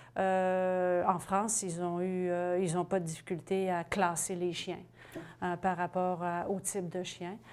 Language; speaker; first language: French; native; French